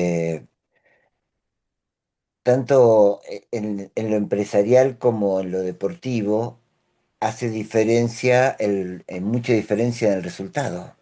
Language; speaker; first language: Spanish; native; Spanish